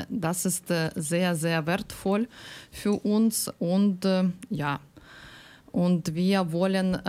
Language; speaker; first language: German; non-native, learner; Ukrainian